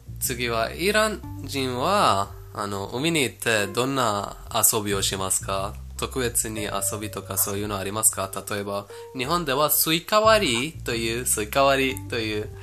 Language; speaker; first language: Japanese; non-native, fluent; Persian